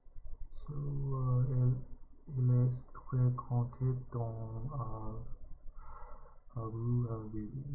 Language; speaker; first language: French; non-native, learner; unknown